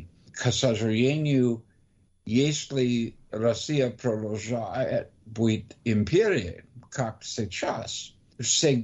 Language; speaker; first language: Russian; non-native, learner; English